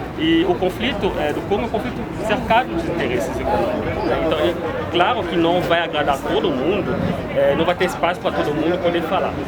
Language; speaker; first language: Portuguese; non-native, fluent; Lingala